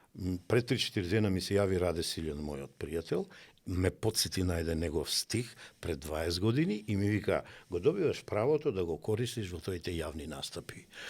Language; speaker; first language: Macedonian; native; Macedonian